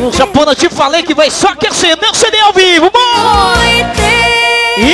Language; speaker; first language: Portuguese; native; Portuguese